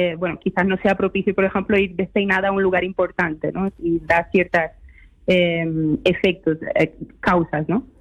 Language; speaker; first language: Spanish; early bilingual, other home language; Portuguese